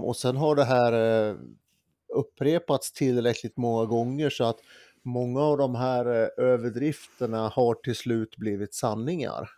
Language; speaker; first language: Swedish; native; Swedish